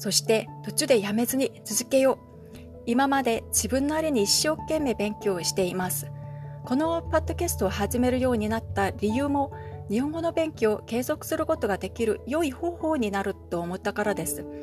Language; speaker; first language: Japanese; non-native, learner; Korean